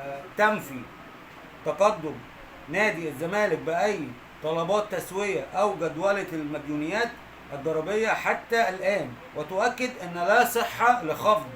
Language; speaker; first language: Arabic; native; Arabic